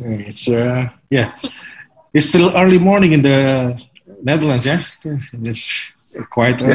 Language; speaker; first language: English; non-native, fluent; Indonesian